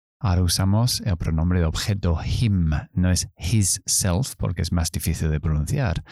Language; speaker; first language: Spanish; non-native, fluent; English